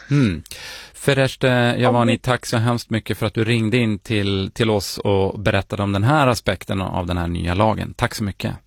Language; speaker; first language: Swedish; native; Swedish